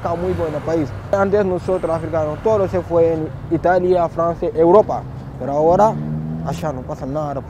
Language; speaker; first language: Spanish; non-native, learner; Wolof